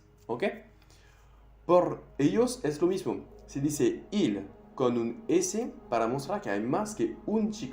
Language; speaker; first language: Spanish; non-native, fluent; French